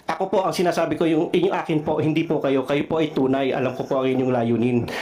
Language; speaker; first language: Filipino; non-native, local second language; Cebuano